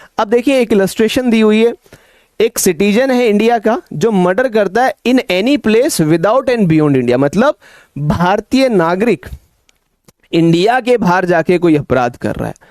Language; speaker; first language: Hindi; native; Hindi